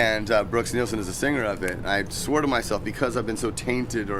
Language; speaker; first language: English; native; English